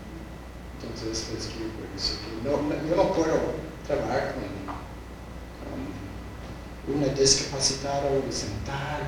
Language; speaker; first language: Spanish; non-native, fluent; English